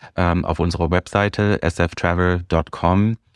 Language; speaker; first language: German; native; German